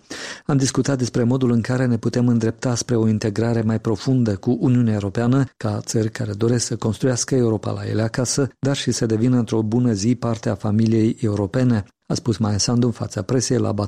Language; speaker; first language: Romanian; native; Romanian